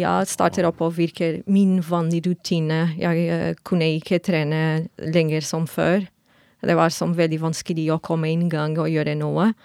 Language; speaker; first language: Norwegian; non-native, fluent; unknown